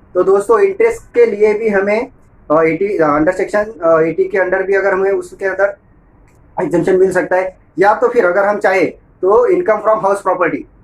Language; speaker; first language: Hindi; non-native, local second language; Marathi